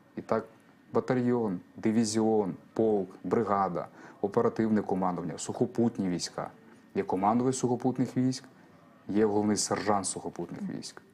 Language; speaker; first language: Ukrainian; native; Ukrainian